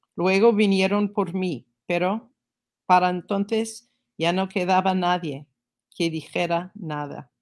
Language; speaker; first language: Spanish; non-native, fluent; English